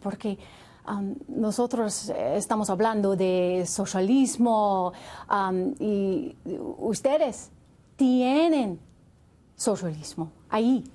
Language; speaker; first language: Spanish; non-native, learner; English